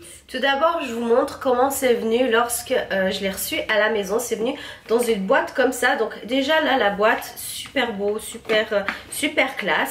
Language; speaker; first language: French; native; French